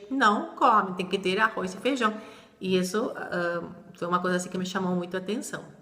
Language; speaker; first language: Portuguese; non-native, fluent; Spanish